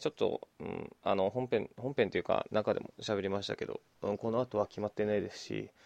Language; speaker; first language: Japanese; native; Japanese